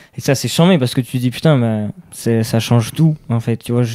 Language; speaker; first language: French; native; French